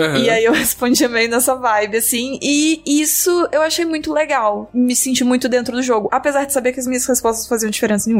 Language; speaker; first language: Portuguese; native; Portuguese